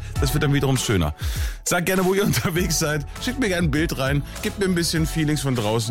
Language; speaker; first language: German; native; German